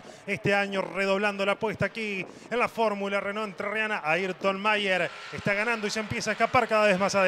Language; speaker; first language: Spanish; native; Spanish